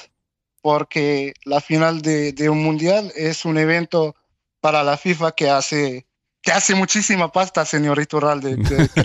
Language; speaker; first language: Spanish; non-native, fluent; Arabic